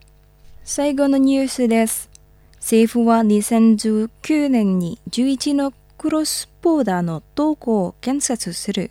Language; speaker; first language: Japanese; non-native, fluent; Indonesian